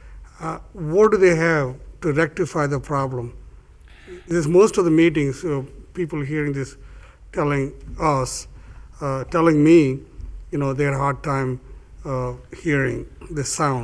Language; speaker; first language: English; non-native, fluent; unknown